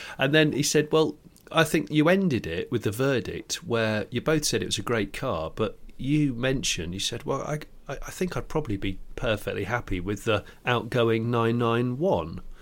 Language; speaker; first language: English; native; English